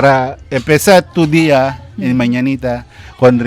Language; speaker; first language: Spanish; non-native, learner; Filipino